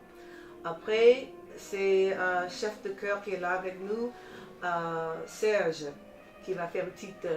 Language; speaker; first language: French; non-native, fluent; English